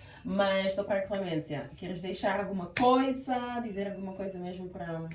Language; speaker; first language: Portuguese; early bilingual, heritage; Portuguese